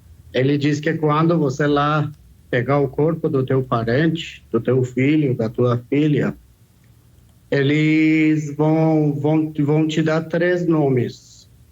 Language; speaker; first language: Portuguese; non-native, fluent; Persian